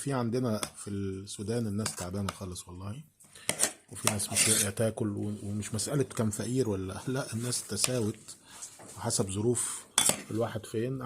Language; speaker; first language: Arabic; native; Arabic